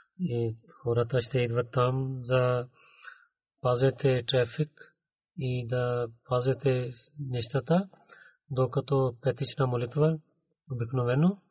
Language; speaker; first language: Bulgarian; non-native, learner; Urdu